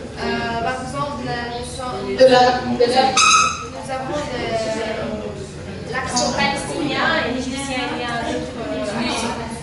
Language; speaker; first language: French; non-native, learner; Arabic